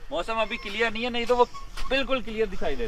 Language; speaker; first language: Hindi; non-native, local second language; Punjabi